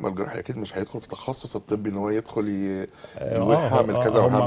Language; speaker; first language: Arabic; native; Arabic